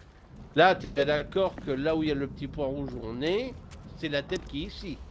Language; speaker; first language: French; native; French